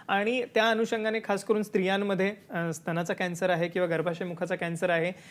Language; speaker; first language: Marathi; native; Marathi